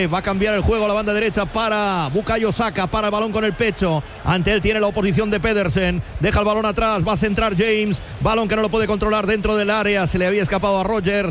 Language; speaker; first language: Spanish; native; Spanish